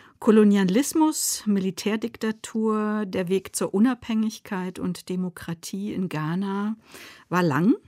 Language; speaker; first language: German; native; German